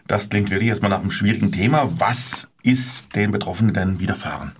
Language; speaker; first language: German; native; German